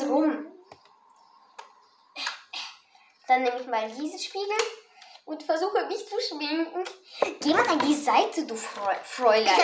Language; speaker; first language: German; early bilingual, other home language; Russian